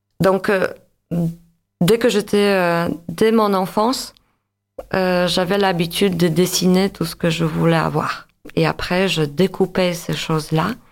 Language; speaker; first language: French; non-native, fluent; Polish